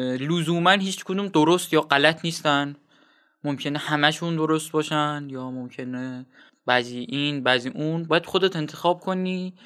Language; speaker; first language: Persian; non-native, local second language; Azerbaijani